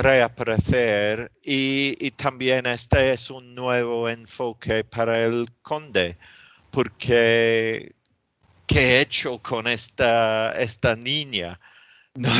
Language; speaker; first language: Spanish; non-native, learner; English